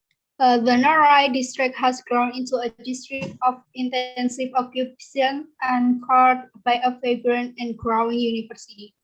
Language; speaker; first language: English; non-native, learner; Indonesian